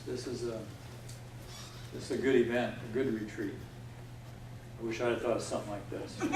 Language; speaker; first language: English; native; English